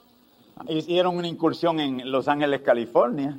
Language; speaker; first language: Spanish; native; Spanish